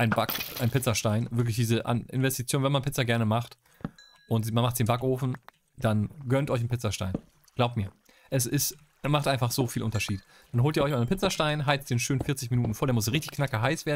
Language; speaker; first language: German; native; German